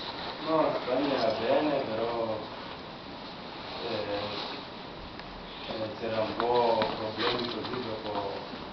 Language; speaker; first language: Italian; non-native, learner; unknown